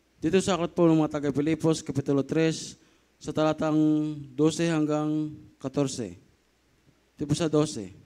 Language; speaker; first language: Filipino; native; Filipino